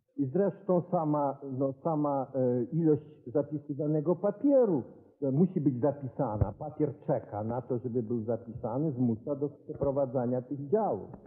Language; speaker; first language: Polish; native; Polish